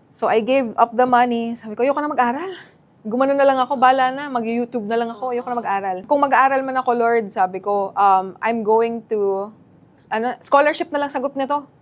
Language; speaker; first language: Filipino; non-native, local second language; Cebuano